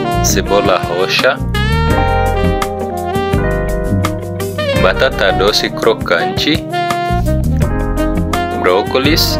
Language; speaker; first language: Portuguese; non-native, learner; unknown